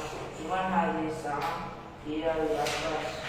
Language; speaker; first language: Arabic; non-native, learner; Indonesian